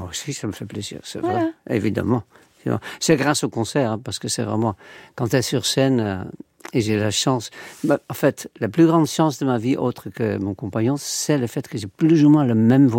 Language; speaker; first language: French; non-native, fluent; Dutch